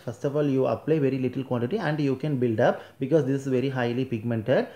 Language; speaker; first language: English; non-native, local second language; Tamil